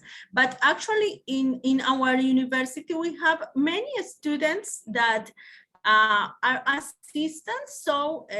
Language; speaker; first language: English; non-native, learner; Spanish